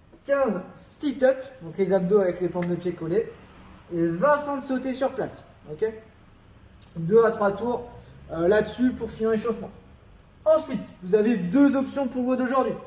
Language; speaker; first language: French; native; French